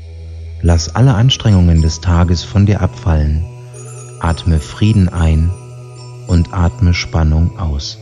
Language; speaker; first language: German; native; German